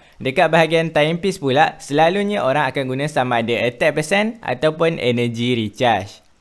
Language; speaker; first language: Malay; native; Malay